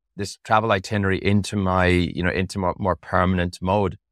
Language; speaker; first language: English; native; English